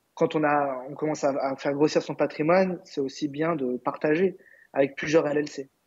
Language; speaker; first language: French; native; French